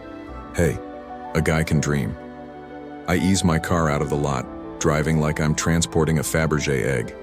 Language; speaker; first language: English; native; English